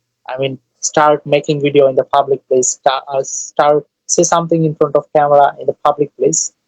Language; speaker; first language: English; non-native, learner; Bangla